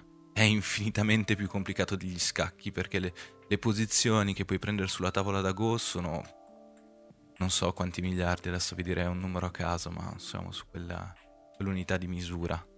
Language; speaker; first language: Italian; native; Italian